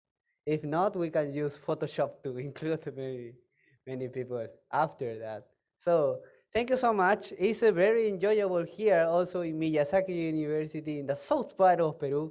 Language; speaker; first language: English; non-native, fluent; Spanish